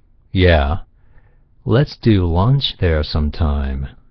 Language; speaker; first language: English; non-native, fluent; Japanese